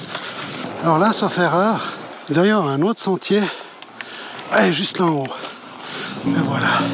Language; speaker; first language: French; native; French